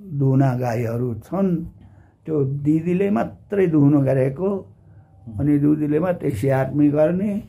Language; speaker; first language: Nepali; non-native, local second language; Limbu